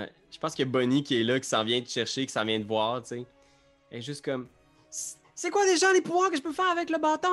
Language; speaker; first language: French; native; French